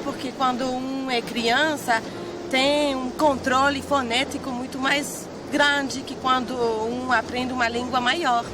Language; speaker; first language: Portuguese; non-native, fluent; Spanish